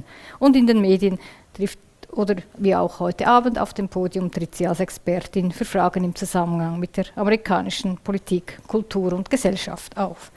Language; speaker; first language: German; native; German